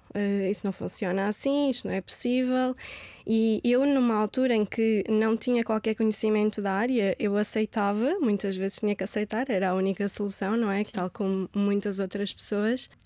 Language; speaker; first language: Portuguese; early bilingual, other home language; Romanian